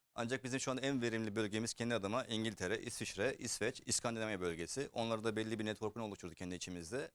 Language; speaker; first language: Turkish; early bilingual, heritage; Turkish